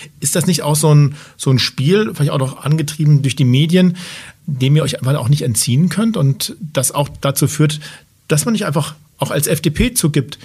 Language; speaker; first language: German; native; German